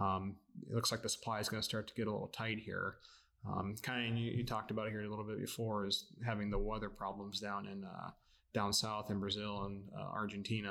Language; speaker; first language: English; native; English